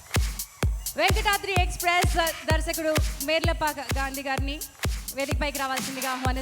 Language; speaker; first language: Telugu; native; Telugu